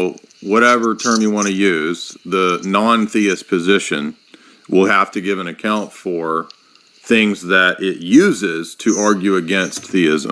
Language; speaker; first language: English; native; English